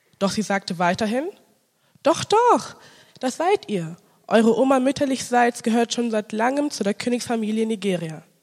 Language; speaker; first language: German; early bilingual, other home language; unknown